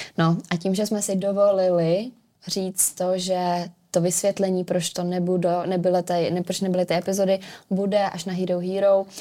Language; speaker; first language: Czech; native; Czech